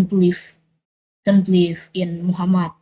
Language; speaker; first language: English; non-native, learner; Indonesian